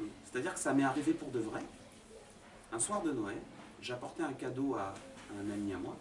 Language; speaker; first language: French; native; French